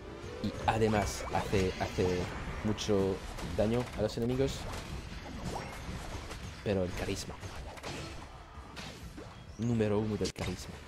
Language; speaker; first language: Spanish; non-native, learner; French